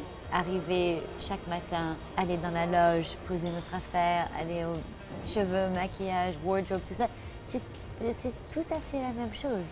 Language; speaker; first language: French; non-native, fluent; English